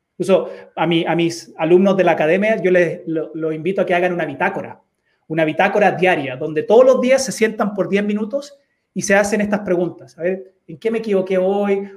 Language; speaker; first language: Spanish; early bilingual, heritage; Spanish